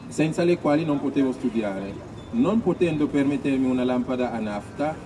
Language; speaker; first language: Italian; native; Italian